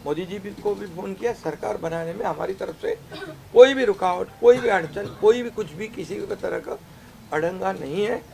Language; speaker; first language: Hindi; non-native, local second language; Marathi